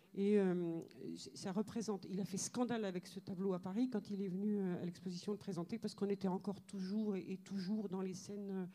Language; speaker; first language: French; native; French